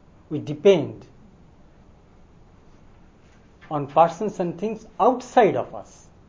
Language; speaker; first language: English; non-native, local second language; Bangla